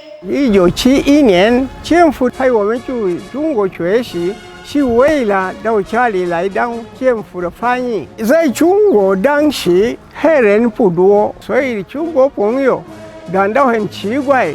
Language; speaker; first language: Chinese; non-native, fluent; Swahili